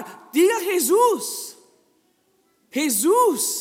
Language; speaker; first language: Spanish; non-native, fluent; English